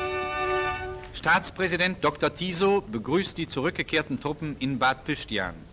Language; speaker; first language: German; native; German